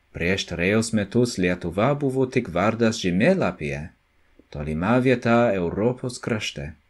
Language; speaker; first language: Lithuanian; non-native, learner; English